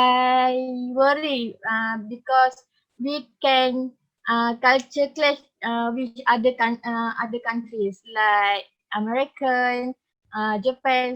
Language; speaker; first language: English; non-native, local second language; Malay